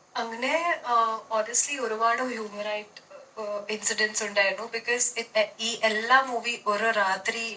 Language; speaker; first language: Malayalam; non-native, local second language; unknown